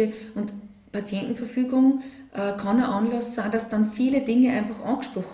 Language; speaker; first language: German; native; German